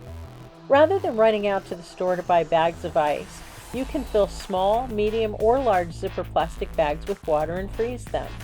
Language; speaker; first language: English; native; English